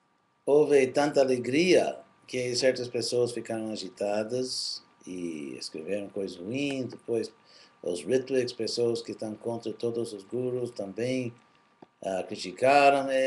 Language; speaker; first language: Portuguese; non-native, fluent; English